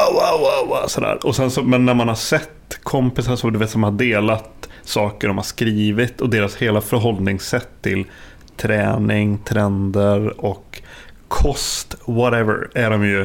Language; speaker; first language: Swedish; native; Swedish